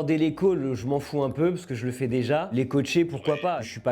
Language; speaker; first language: French; native; French